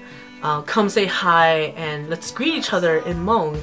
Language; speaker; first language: English; early bilingual, other home language; Hmong